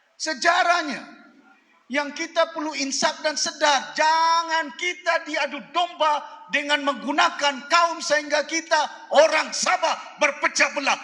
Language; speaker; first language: Malay; native; Malay